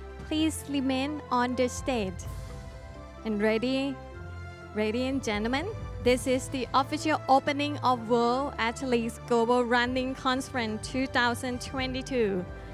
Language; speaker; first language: English; non-native, fluent; Thai